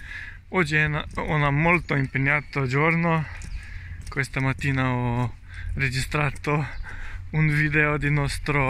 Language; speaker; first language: Italian; non-native, learner; Slovenian